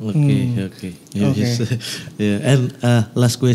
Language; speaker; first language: English; non-native, learner; Indonesian